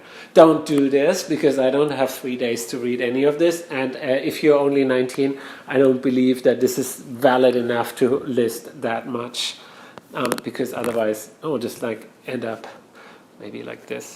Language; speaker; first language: English; non-native, fluent; German